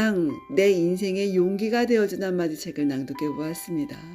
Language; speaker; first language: Korean; native; Korean